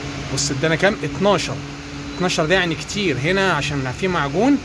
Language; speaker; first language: Arabic; native; Arabic